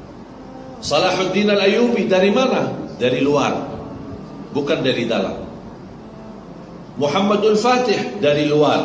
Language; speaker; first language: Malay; non-native, fluent; Arabic